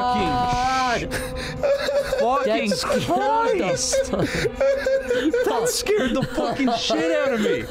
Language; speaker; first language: English; native; English